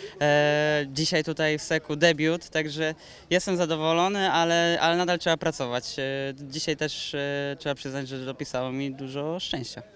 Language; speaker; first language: Polish; native; Polish